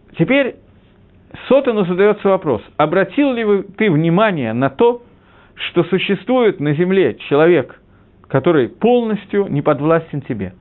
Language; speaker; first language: Russian; early bilingual, heritage; Russian